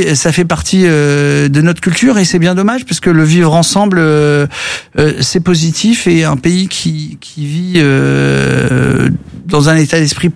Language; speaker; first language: French; native; French